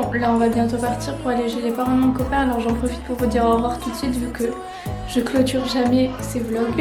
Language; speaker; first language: French; native; French